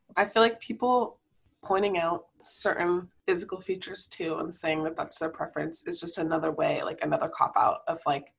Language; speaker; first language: English; native; English